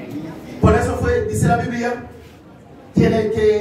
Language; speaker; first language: Spanish; non-native, learner; Haitian Creole